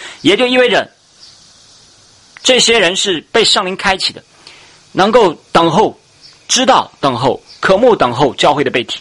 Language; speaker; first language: Chinese; native; Chinese